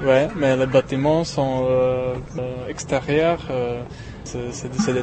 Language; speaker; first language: French; non-native, learner; Czech